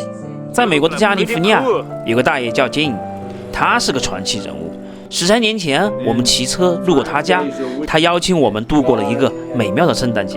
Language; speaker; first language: Chinese; native; Chinese